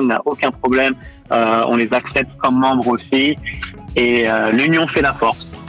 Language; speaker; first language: French; native; French